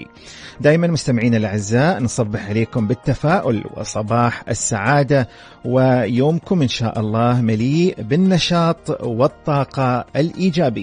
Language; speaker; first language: Arabic; native; Arabic